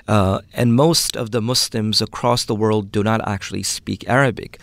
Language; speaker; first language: English; early bilingual, other home language; Urdu